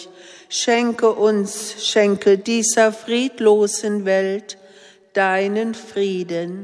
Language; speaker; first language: German; native; German